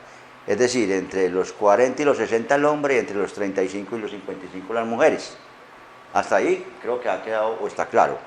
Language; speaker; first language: Spanish; native; Spanish